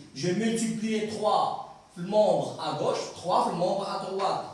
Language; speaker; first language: French; non-native, local second language; Arabic